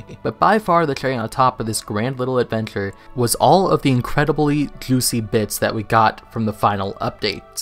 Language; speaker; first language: English; native; English